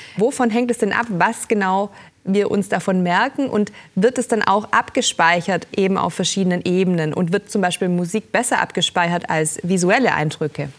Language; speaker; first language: German; native; German